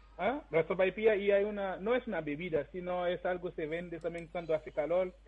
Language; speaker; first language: Spanish; non-native, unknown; Haitian Creole